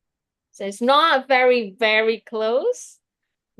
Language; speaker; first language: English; non-native, fluent; Indonesian